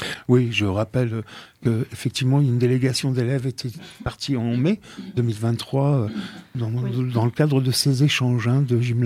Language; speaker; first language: French; native; French